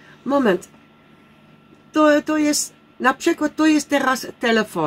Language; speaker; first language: Polish; non-native, learner; Dutch